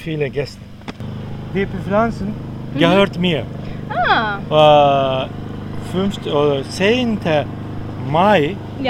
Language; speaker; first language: German; non-native, learner; Turkish